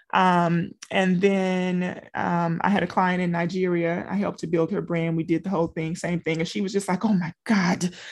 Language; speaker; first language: English; native; English